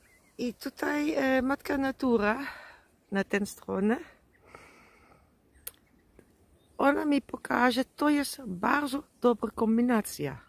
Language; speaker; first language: Polish; non-native, learner; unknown